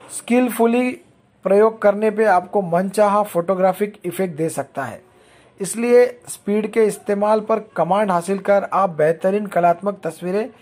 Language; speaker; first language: Hindi; non-native, local second language; Marathi